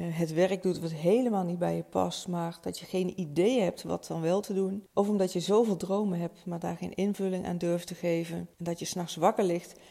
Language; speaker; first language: Dutch; native; Dutch